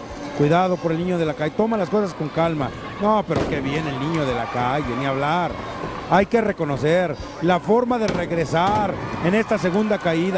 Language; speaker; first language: Spanish; native; Spanish